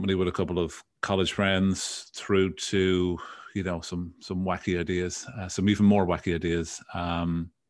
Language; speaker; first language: English; native; English